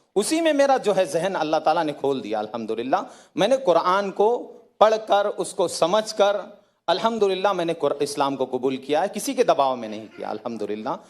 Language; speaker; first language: Hindi; native; Hindi